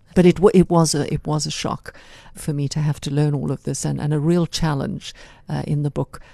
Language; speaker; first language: English; native; English